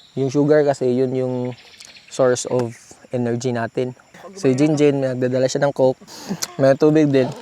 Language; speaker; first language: Filipino; non-native, local second language; Cebuano